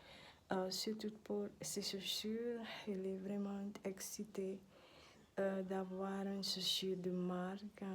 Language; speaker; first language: French; non-native, learner; Dutch